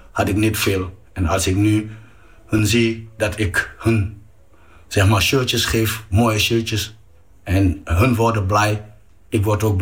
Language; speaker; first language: Dutch; non-native, fluent; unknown